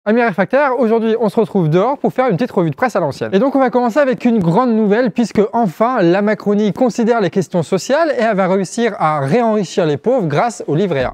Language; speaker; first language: French; native; French